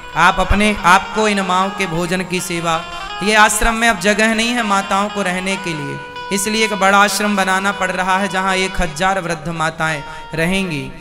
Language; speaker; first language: Hindi; native; Hindi